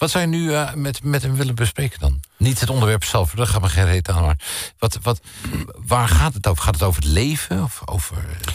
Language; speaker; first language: Dutch; native; Dutch